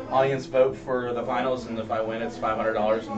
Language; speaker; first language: English; native; English